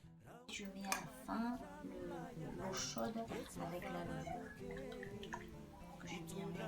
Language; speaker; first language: French; non-native, local second language; Malagasy